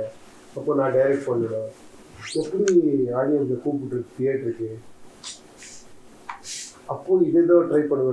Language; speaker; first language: Tamil; non-native, learner; Kannada